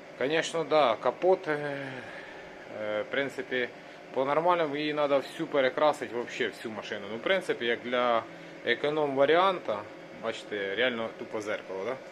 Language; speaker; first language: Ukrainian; native; Ukrainian